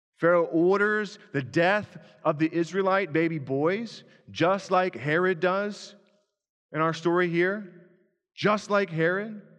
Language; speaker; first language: English; native; English